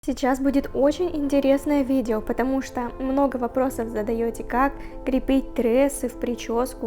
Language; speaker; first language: Russian; native; Russian